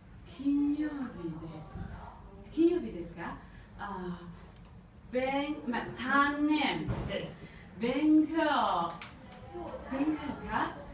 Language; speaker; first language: Japanese; non-native, learner; English